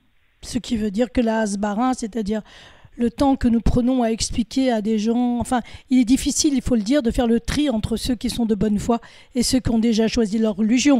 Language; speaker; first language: French; native; French